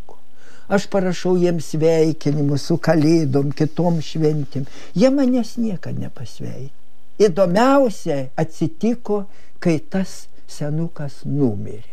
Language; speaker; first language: Lithuanian; native; Lithuanian